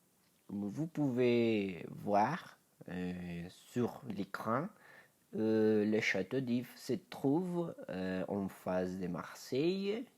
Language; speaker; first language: French; non-native, learner; Spanish